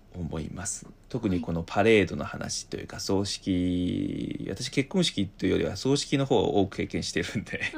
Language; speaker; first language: Japanese; non-native, fluent; Chinese